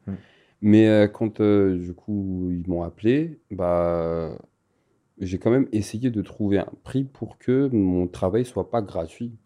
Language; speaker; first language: French; non-native, local second language; Malagasy